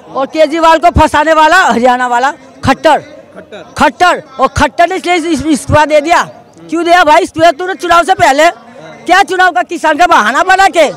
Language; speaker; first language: Hindi; non-native, local second language; Gujarati